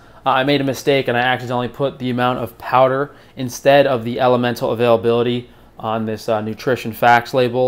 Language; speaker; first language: English; native; English